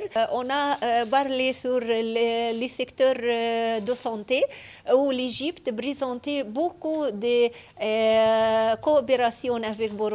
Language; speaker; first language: French; non-native, fluent; Arabic